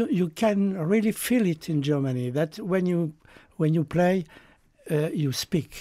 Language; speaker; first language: English; non-native, fluent; French